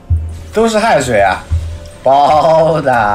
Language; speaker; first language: Chinese; native; Chinese